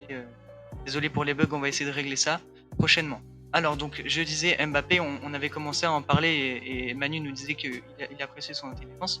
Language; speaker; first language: French; native; French